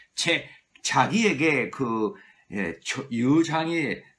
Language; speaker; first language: Korean; non-native, learner; English